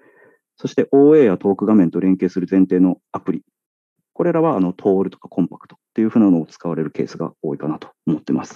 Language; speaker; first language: Japanese; native; Japanese